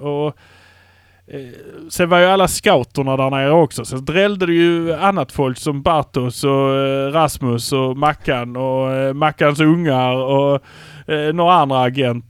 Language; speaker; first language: Swedish; native; Swedish